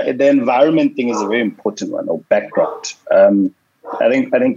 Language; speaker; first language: English; non-native, local second language; Xhosa